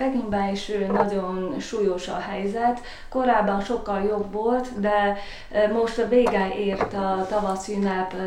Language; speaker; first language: Hungarian; non-native, learner; Chinese